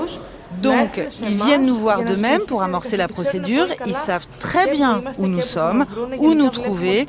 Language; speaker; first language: French; native; French